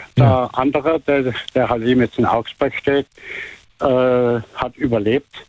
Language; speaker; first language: German; native; German